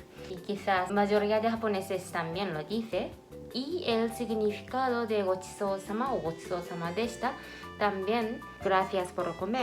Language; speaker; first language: Spanish; non-native, fluent; Japanese